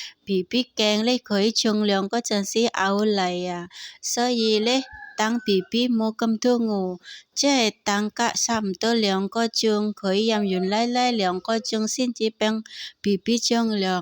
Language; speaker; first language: Cantonese; non-native, learner; Indonesian